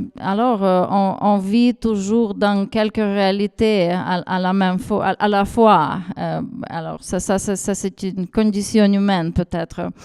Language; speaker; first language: French; non-native, fluent; Ukrainian